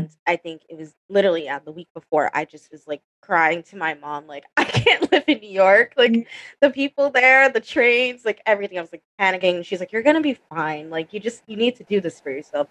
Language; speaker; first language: English; native; English